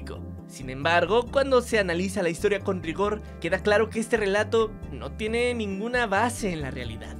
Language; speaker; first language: Spanish; native; Spanish